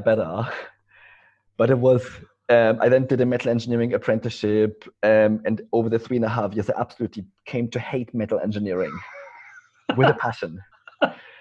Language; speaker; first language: English; non-native, fluent; German